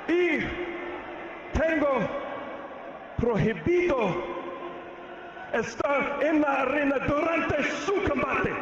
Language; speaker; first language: Spanish; non-native, learner; English